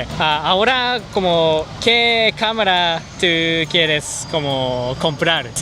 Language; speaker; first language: Spanish; non-native, learner; Japanese